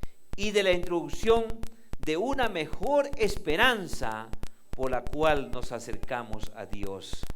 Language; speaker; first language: Spanish; native; Spanish